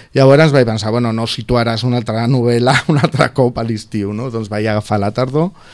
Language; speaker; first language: Catalan; non-native, local second language; Spanish